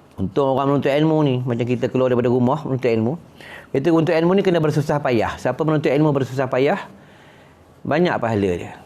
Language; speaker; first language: Malay; native; Malay